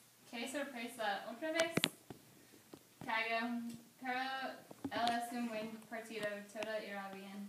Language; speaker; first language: Spanish; non-native, learner; English